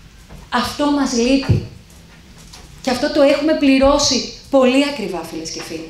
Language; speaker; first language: Greek; native; Greek